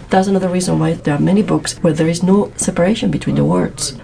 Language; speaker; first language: English; non-native, fluent; Spanish